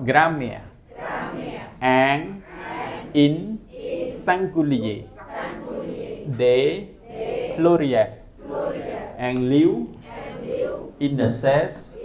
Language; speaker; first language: French; non-native, fluent; Khmer